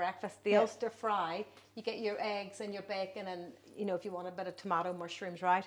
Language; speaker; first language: English; native; English